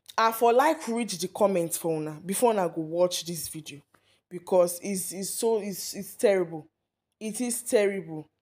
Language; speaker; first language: Nigerian Pidgin; native; Nigerian Pidgin